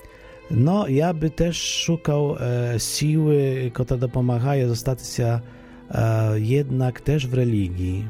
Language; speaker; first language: Polish; non-native, fluent; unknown